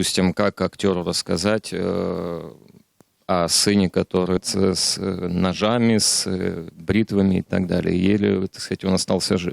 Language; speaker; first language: Russian; native; Russian